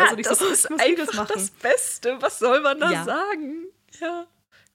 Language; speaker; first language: German; native; German